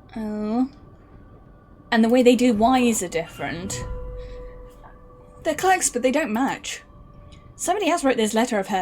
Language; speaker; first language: English; native; English